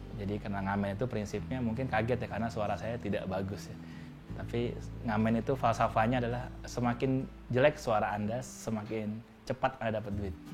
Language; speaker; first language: Indonesian; native; Indonesian